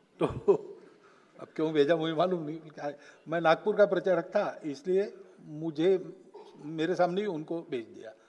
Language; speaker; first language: Hindi; non-native, local second language; Marathi